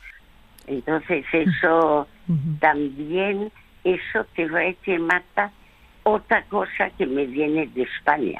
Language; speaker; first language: Spanish; early bilingual, other home language; French